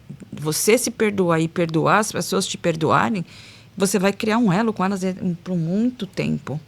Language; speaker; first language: Portuguese; native; Portuguese